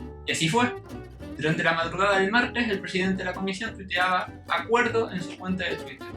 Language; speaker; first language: Spanish; native; Spanish